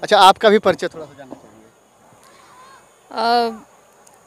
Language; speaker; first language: Hindi; native; Hindi